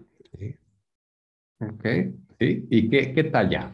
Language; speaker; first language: Spanish; non-native, fluent; English